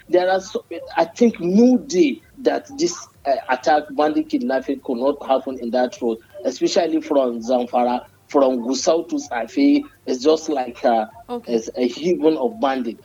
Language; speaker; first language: English; non-native, local second language; Hausa